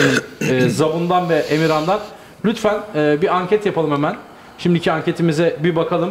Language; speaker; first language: Turkish; native; Turkish